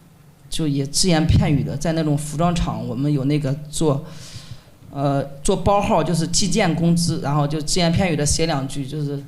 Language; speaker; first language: Chinese; native; Chinese